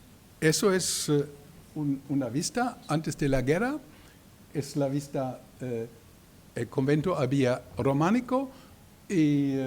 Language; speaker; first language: Spanish; non-native, learner; German